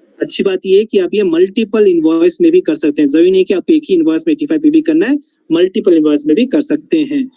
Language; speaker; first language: Hindi; non-native, local second language; Bangla